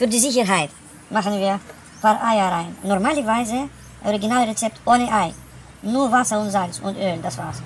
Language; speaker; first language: German; non-native, learner; Russian